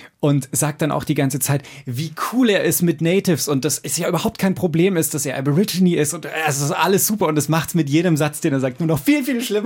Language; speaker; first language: German; native; German